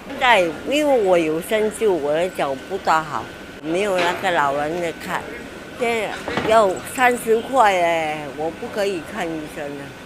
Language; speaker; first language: Chinese; non-native, local second language; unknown